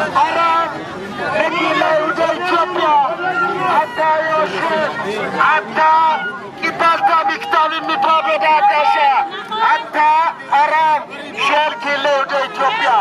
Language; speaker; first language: Hebrew; non-native, learner; Amharic